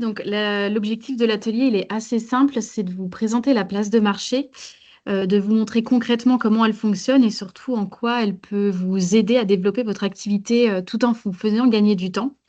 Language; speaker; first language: French; native; French